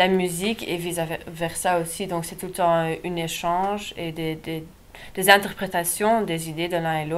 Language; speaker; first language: French; non-native, local second language; Dutch